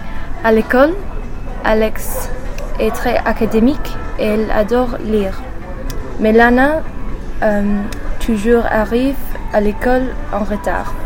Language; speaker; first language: French; non-native, learner; English